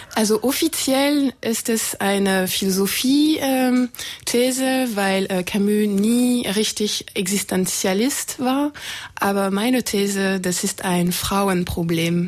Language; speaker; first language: German; non-native, fluent; French